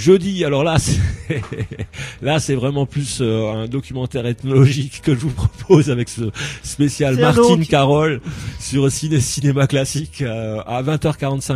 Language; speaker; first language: French; native; French